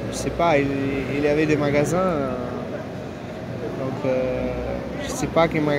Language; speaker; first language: French; non-native, learner; Italian